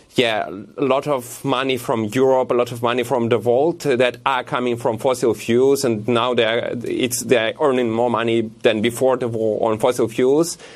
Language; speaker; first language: English; non-native, fluent; Russian